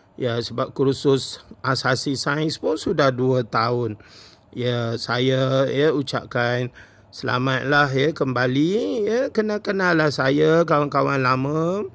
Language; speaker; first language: Malay; native; Malay